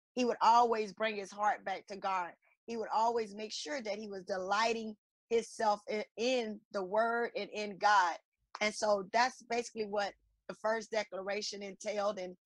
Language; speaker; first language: English; native; English